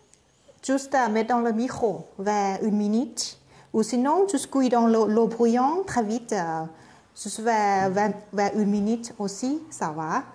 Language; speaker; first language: French; non-native, learner; Thai